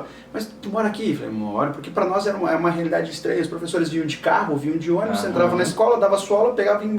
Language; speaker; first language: Portuguese; native; Portuguese